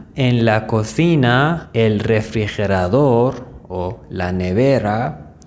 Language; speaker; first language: Spanish; non-native, fluent; Persian